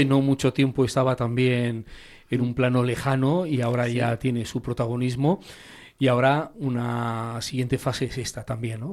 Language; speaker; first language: Spanish; native; Spanish